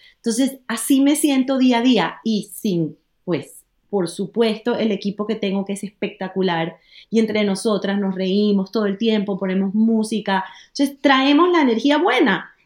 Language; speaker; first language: Spanish; native; Spanish